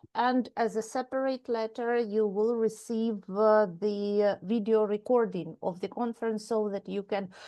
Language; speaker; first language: English; non-native, fluent; Ukrainian